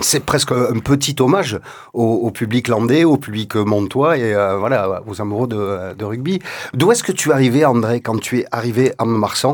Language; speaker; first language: French; native; French